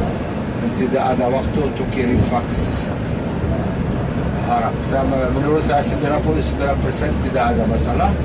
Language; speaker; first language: Indonesian; non-native, learner; Hebrew